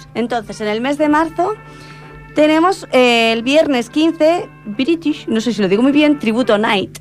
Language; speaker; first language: Spanish; native; Spanish